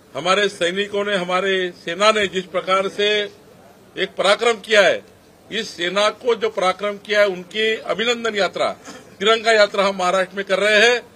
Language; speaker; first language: Hindi; non-native, local second language; Marathi